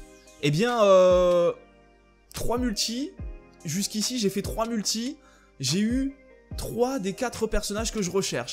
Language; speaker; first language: French; native; French